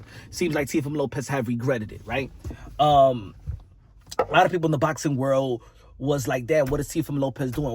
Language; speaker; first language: English; native; English